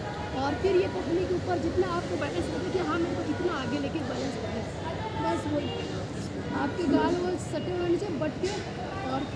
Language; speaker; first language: Hindi; native; Hindi